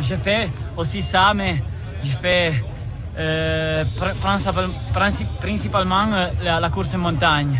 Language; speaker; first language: French; non-native, learner; Italian